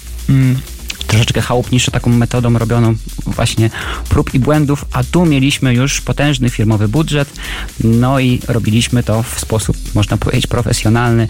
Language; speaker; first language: Polish; native; Polish